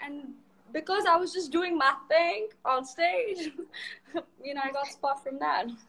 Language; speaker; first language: English; non-native, local second language; Hindi